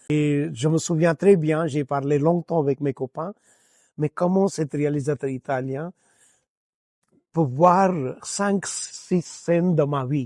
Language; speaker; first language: French; non-native, fluent; Gujarati